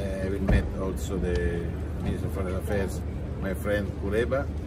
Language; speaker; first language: English; non-native, learner; Italian